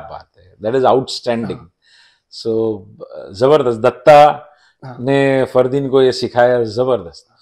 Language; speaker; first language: Hindi; non-native, local second language; Marathi